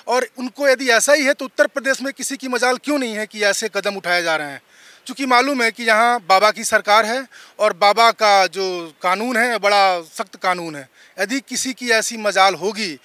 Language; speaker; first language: Hindi; native; Hindi